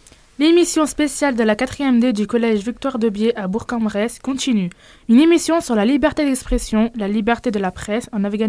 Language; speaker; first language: French; native; French